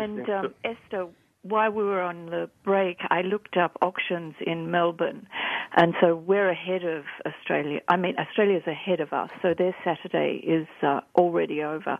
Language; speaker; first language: English; native; English